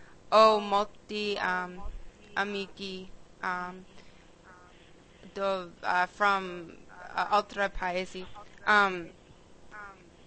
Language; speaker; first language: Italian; non-native, learner; English